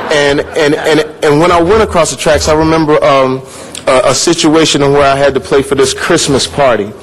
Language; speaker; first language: English; native; English